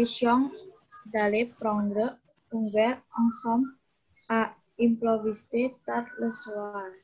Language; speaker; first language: French; non-native, learner; Indonesian